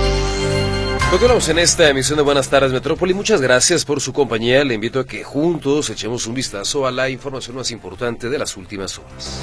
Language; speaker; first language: Spanish; native; Spanish